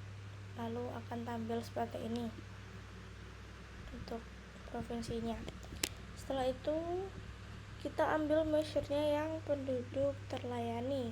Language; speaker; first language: Indonesian; native; Indonesian